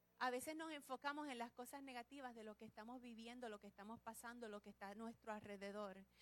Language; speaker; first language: Spanish; early bilingual, heritage; Spanish